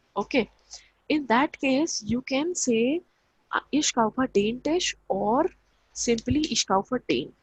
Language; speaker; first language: German; non-native, fluent; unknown